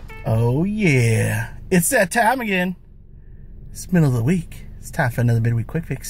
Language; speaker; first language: English; native; English